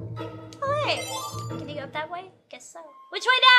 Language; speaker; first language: English; native; English